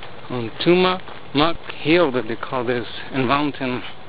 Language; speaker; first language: English; early bilingual, other home language; Spanish